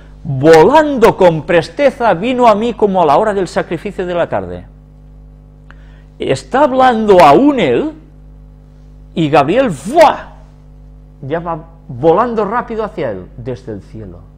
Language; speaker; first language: Spanish; native; Spanish